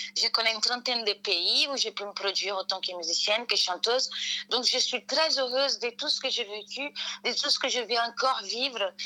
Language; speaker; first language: French; non-native, fluent; Portuguese